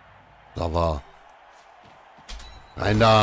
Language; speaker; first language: German; native; German